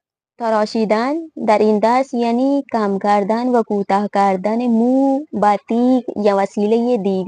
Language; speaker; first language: Persian; non-native, fluent; Urdu